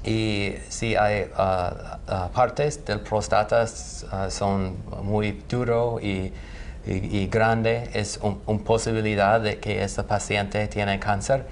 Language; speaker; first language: Spanish; non-native, learner; English